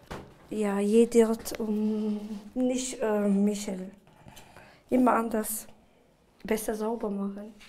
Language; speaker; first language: German; non-native, learner; Turkish